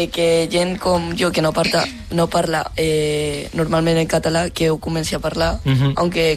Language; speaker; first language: Catalan; non-native, local second language; Spanish